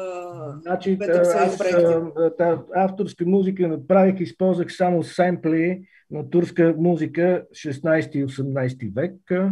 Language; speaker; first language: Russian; non-native, learner; Bulgarian